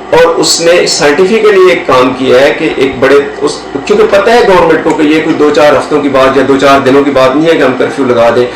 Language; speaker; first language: Urdu; non-native, local second language; Punjabi